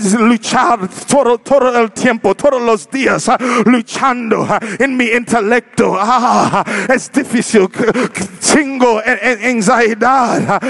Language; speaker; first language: Spanish; non-native, learner; English